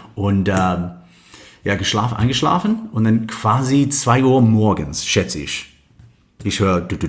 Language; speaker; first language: German; non-native, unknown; English